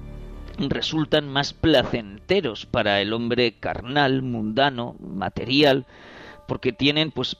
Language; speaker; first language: Spanish; native; Spanish